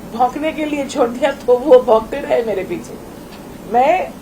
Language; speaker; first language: Hindi; non-native, local second language; Bangla